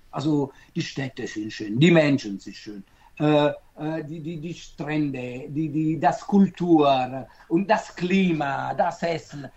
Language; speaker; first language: German; non-native, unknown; Italian